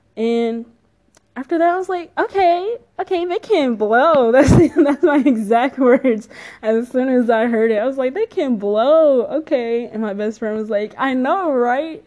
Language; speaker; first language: English; native; English